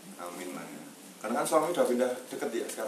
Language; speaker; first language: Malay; non-native, local second language; Javanese